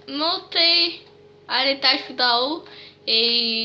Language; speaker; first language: French; native; French